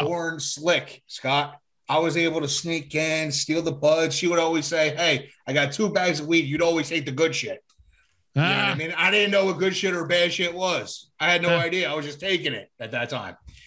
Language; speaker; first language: English; native; English